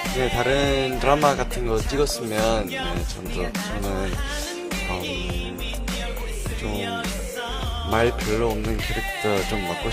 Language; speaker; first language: Korean; non-native, fluent; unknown